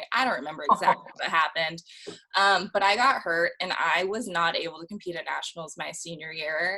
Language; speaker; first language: English; native; English